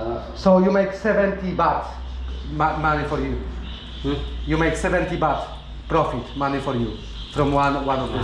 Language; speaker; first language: English; non-native, learner; Polish